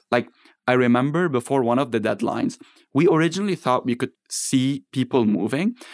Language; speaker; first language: English; non-native, fluent; Arabic